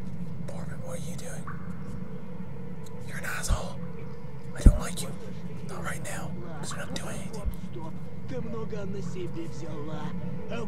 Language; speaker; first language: English; native; English